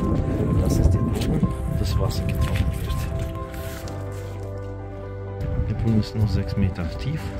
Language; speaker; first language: German; non-native, learner; Russian